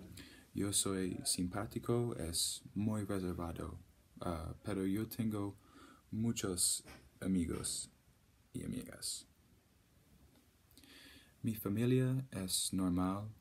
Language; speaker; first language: Spanish; non-native, learner; English